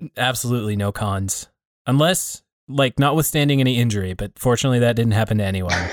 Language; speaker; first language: English; native; English